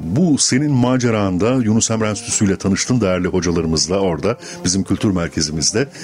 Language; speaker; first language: Turkish; native; Turkish